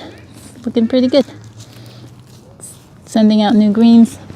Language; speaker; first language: English; native; English